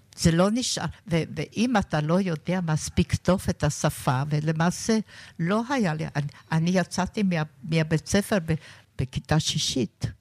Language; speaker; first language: Hebrew; non-native, fluent; German